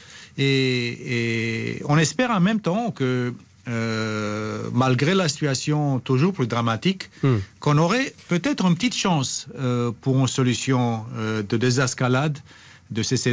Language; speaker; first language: French; non-native, fluent; Romanian